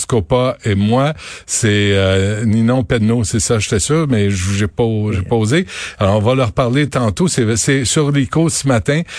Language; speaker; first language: French; native; French